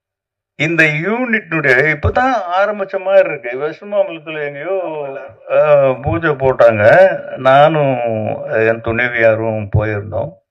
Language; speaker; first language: Tamil; native; Tamil